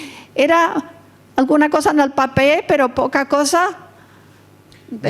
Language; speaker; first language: Catalan; early bilingual, heritage; Catalan